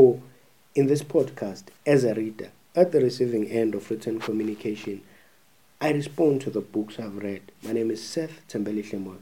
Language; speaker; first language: English; non-native, local second language; North Ndebele